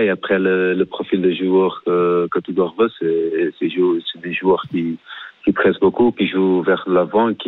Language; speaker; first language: French; non-native, fluent; Portuguese